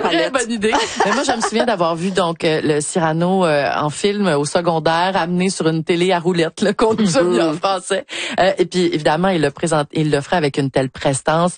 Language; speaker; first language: French; native; French